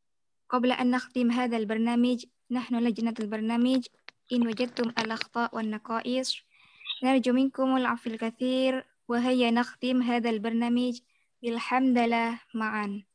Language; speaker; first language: Arabic; non-native, learner; Indonesian